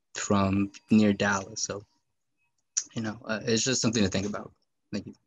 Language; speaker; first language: English; native; English